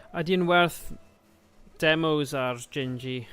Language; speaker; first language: Welsh; non-native, local second language; English